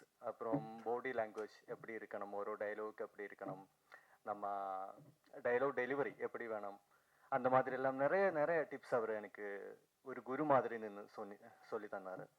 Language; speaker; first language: Tamil; non-native, fluent; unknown